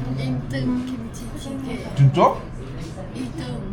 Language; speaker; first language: Korean; non-native, learner; Vietnamese